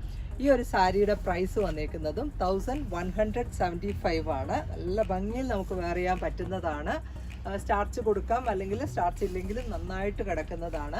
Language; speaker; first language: Malayalam; native; Malayalam